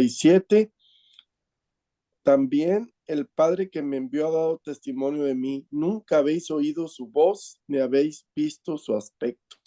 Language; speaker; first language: Spanish; native; Spanish